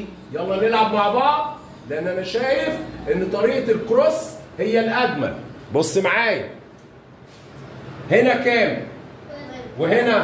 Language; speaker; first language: Arabic; native; Arabic